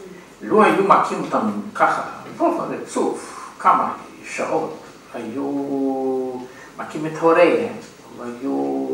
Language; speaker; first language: Hebrew; non-native, fluent; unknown